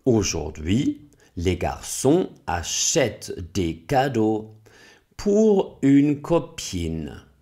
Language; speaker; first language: French; non-native, fluent; German